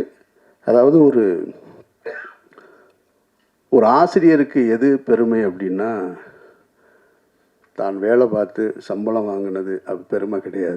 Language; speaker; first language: Tamil; native; Tamil